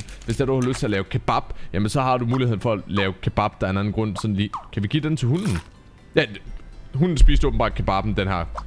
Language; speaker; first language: Danish; native; Danish